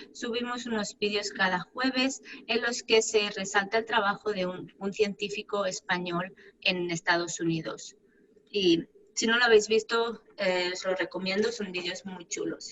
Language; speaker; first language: Spanish; native; Spanish